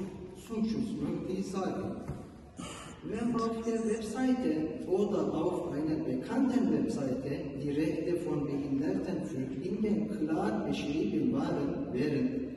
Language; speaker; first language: German; non-native, learner; Turkish